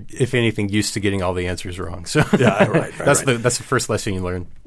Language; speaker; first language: English; native; English